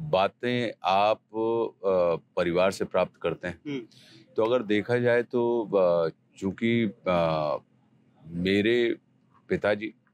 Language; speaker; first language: Hindi; native; Hindi